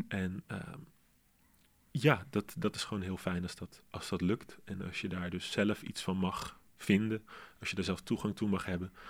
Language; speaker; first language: Dutch; native; Dutch